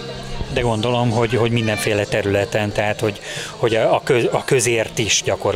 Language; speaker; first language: Hungarian; native; Hungarian